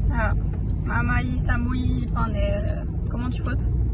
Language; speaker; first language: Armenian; early bilingual, heritage; Armenian